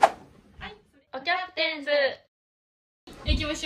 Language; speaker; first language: Japanese; native; Japanese